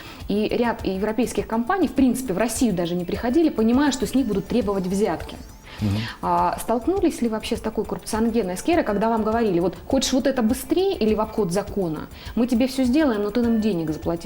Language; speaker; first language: Russian; native; Russian